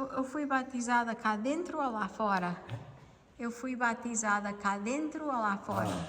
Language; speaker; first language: Portuguese; early bilingual, other home language; English